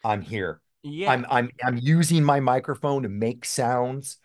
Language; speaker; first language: English; native; English